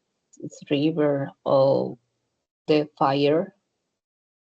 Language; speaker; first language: English; non-native, learner; Spanish